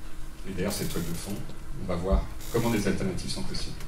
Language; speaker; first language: French; native; French